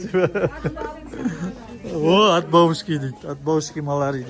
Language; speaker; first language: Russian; non-native, local second language; Kazakh